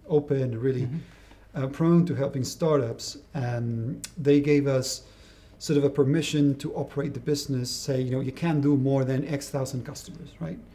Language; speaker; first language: English; non-native, fluent; Spanish